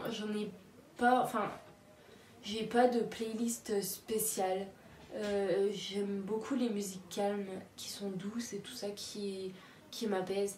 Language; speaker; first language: French; native; French